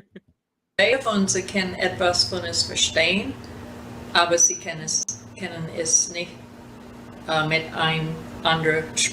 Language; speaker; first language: German; early bilingual, heritage; German